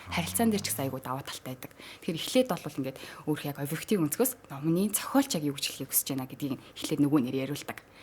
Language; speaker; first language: Mongolian; native; Mongolian